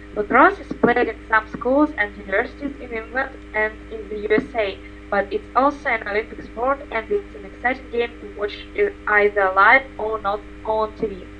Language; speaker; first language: English; non-native, learner; Russian